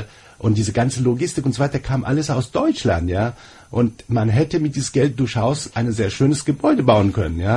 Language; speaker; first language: German; non-native, fluent; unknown